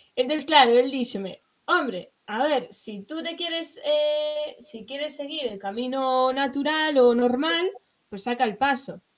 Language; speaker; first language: Spanish; non-native, local second language; Galician